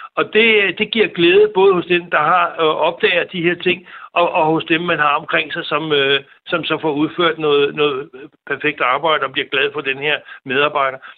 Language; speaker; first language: Danish; native; Danish